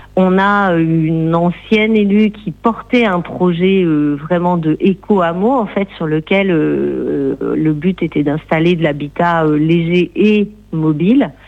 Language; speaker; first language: French; native; French